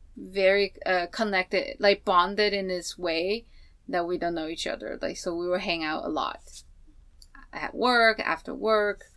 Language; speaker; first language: English; non-native, fluent; Chinese